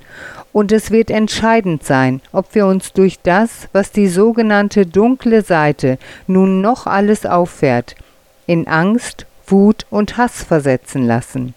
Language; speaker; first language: German; native; German